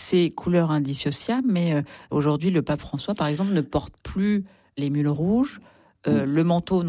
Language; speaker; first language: French; native; French